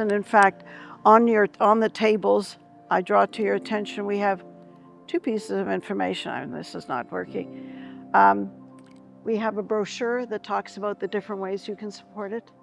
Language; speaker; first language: English; early bilingual, other home language; Ukrainian